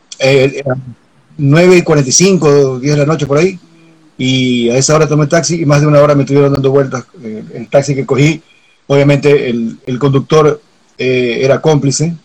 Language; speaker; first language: Spanish; native; Spanish